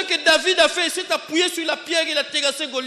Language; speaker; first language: French; non-native, local second language; Lingala